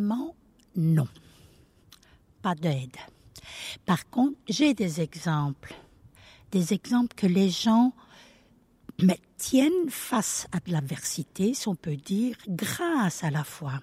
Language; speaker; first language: French; early bilingual, other home language; Italian